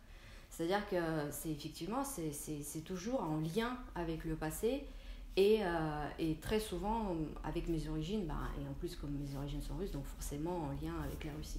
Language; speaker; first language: French; non-native, fluent; Russian